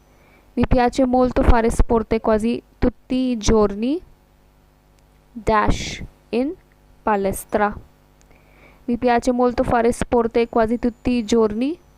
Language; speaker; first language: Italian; non-native, fluent; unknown